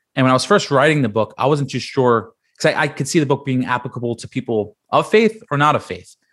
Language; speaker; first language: English; native; English